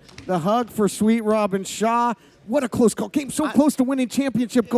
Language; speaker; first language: English; native; English